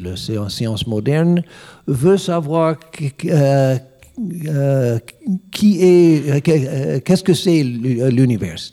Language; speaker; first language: French; non-native, learner; English